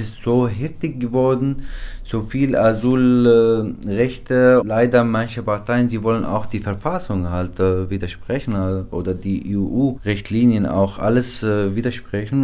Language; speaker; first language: German; non-native, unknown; Arabic